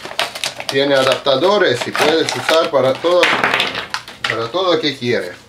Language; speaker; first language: Spanish; non-native, learner; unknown